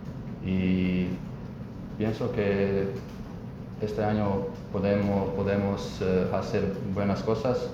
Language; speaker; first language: Spanish; non-native, learner; Croatian